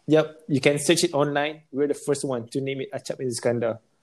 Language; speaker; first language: English; non-native, local second language; Malay